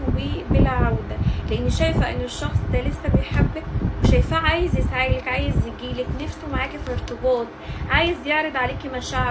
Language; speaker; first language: Arabic; native; Arabic